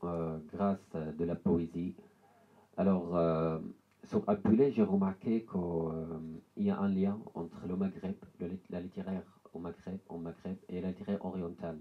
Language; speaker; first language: French; non-native, learner; Arabic